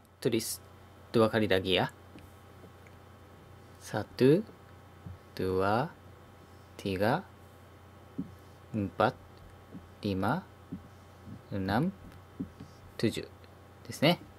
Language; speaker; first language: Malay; non-native, learner; Japanese